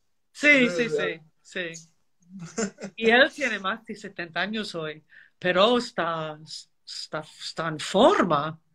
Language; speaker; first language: Spanish; non-native, learner; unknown